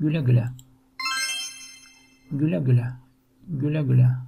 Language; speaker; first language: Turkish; non-native, learner; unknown